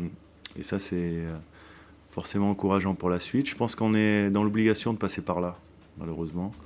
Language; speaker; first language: French; native; French